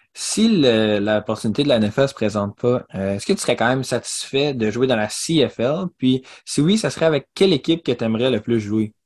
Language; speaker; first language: French; native; French